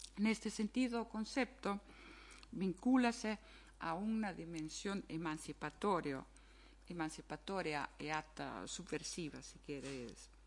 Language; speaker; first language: Galician; non-native, fluent; German